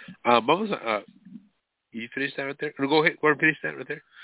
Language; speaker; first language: English; early bilingual, other home language; Spanish